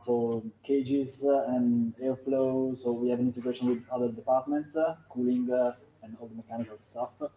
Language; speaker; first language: English; non-native, fluent; Italian